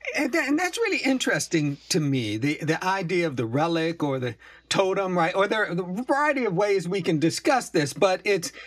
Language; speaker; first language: English; native; English